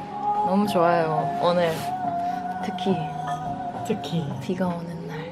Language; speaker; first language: Korean; early bilingual, heritage; English